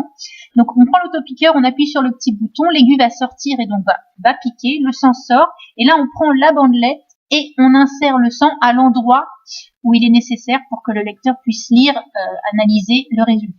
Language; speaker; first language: French; native; French